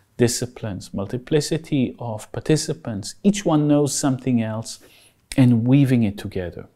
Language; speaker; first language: English; non-native, fluent; Hebrew